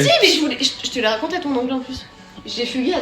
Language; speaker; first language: French; native; French